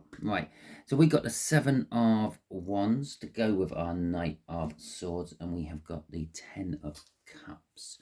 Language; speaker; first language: English; native; English